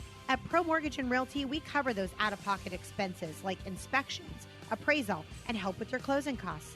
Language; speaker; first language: English; native; English